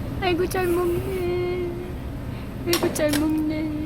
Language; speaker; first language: Korean; non-native, learner; Turkish